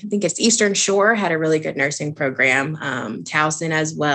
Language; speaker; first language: English; native; English